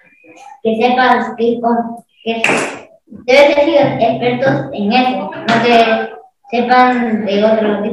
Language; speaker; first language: Spanish; native; Spanish